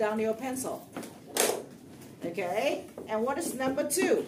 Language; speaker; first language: English; non-native, fluent; Chinese